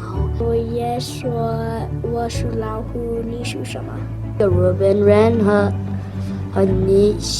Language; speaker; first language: Chinese; non-native, learner; English